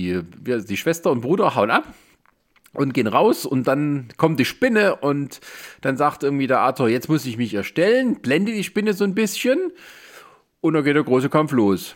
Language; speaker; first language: German; native; German